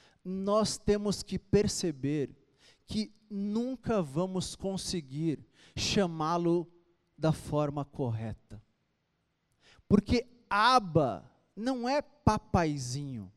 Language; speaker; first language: Portuguese; native; Portuguese